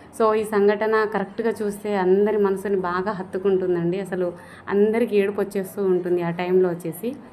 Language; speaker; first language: Telugu; non-native, local second language; Lambadi